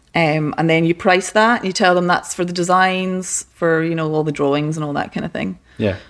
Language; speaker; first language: English; native; English